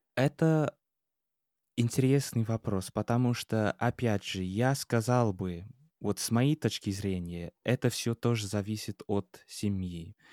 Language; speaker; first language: Russian; non-native, fluent; English